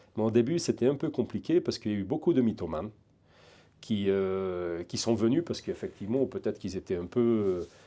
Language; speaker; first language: French; non-native, fluent; Hungarian